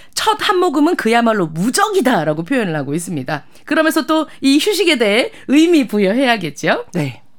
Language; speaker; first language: Korean; native; Korean